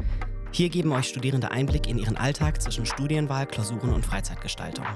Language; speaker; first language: German; native; German